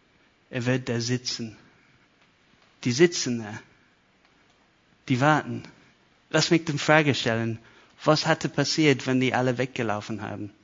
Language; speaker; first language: German; non-native, fluent; English